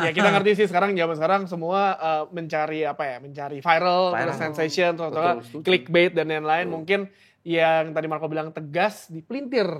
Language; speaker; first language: Indonesian; native; Indonesian